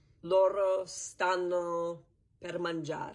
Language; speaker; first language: Italian; non-native, fluent; English